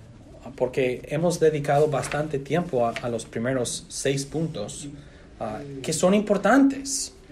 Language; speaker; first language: Spanish; non-native, fluent; English